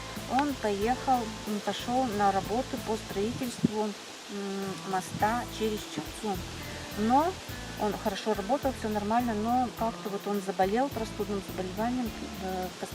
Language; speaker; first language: Russian; native; Russian